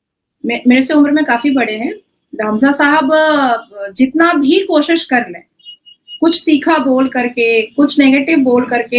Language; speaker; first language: Hindi; native; Hindi